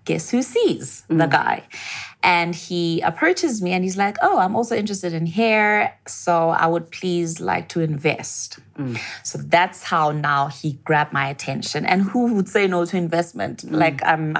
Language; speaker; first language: English; non-native, local second language; Zulu